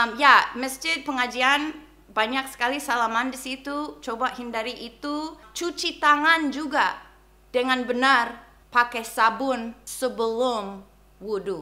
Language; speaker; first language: Indonesian; non-native, fluent; English